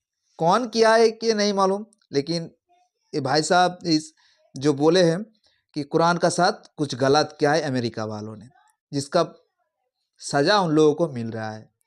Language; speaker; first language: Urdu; non-native, local second language; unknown